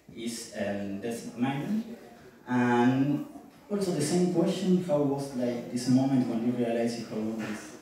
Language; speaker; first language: English; non-native, learner; Spanish